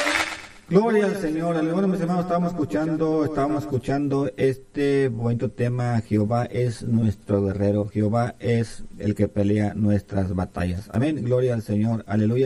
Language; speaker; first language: Spanish; native; Spanish